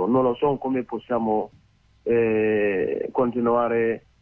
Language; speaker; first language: Italian; non-native, learner; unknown